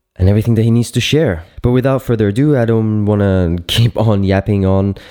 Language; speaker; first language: English; non-native, fluent; Greek